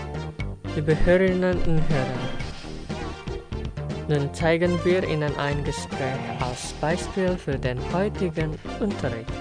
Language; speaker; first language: German; non-native, fluent; Indonesian